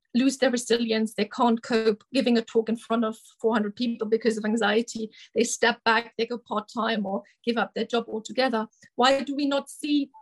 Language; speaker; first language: English; non-native, fluent; German